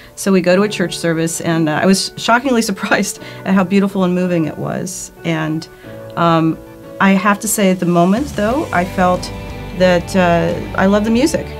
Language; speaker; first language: English; native; English